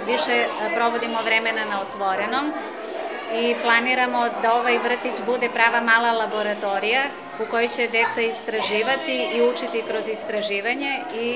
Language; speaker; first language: Serbian; native; Serbian